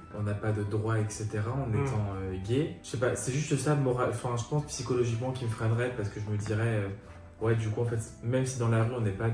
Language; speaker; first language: French; native; French